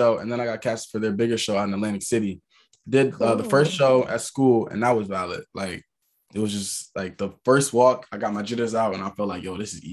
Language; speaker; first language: English; native; English